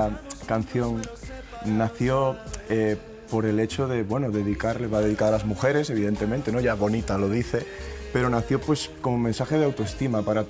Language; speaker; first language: Spanish; native; Spanish